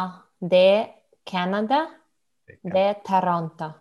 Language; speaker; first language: Spanish; non-native, learner; Russian